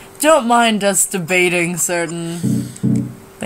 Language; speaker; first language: English; native; English